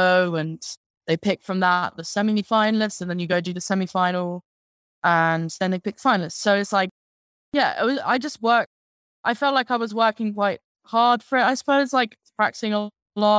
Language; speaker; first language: English; native; English